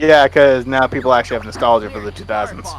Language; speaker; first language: English; native; English